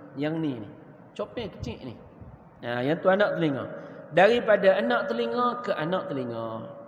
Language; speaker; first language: Malay; native; Malay